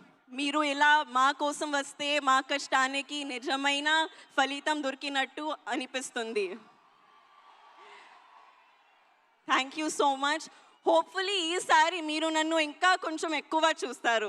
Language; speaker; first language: Telugu; non-native, learner; Hindi